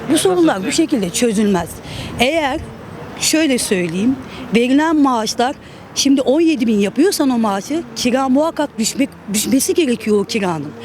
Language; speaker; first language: Turkish; native; Turkish